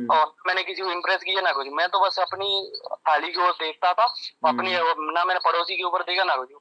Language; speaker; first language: Hindi; native; Hindi